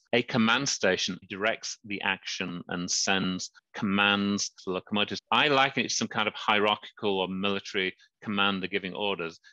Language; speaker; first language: English; native; English